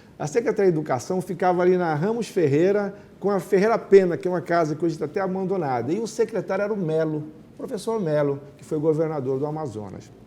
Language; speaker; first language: Portuguese; native; Portuguese